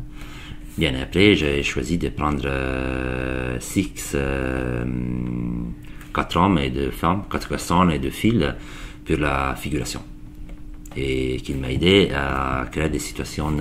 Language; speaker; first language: French; non-native, learner; Italian